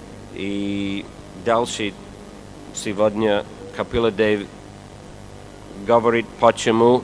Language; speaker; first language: Russian; non-native, fluent; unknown